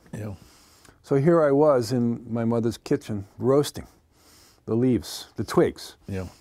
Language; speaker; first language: English; native; English